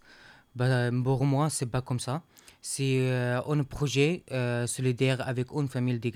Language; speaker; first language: French; non-native, learner; Arabic